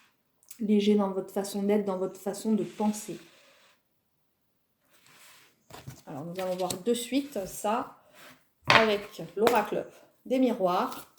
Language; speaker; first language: French; native; French